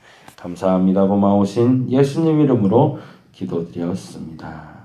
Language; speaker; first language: Korean; native; Korean